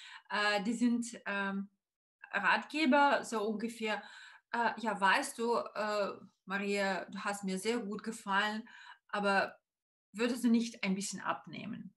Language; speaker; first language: German; non-native, fluent; Russian